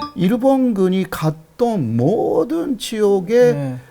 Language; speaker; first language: Korean; non-native, fluent; Japanese